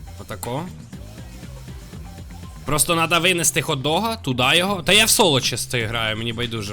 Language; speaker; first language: Ukrainian; non-native, local second language; Russian